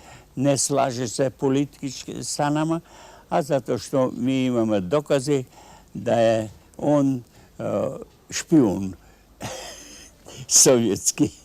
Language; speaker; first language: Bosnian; non-native, fluent; Russian